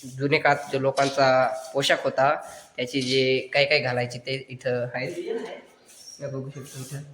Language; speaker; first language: Marathi; non-native, local second language; Kukna